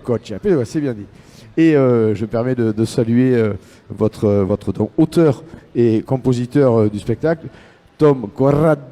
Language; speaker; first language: French; native; French